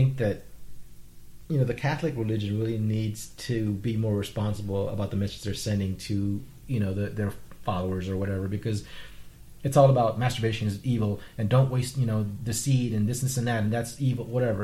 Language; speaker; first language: English; non-native, fluent; Vietnamese